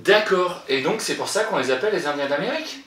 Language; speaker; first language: French; native; French